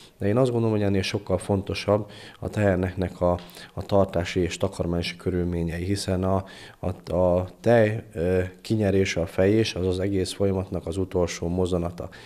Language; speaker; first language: Hungarian; native; Hungarian